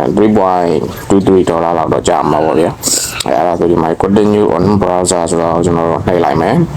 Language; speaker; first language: Burmese; native; Burmese